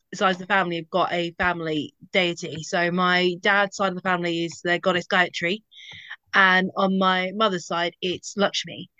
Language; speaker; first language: English; native; English